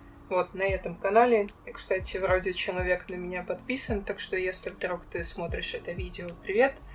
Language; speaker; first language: Russian; native; Russian